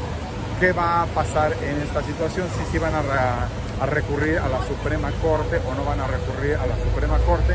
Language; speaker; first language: Spanish; native; Spanish